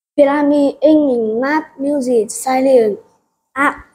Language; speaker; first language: English; non-native, learner; Vietnamese